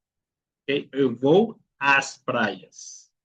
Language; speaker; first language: Portuguese; non-native, fluent; Spanish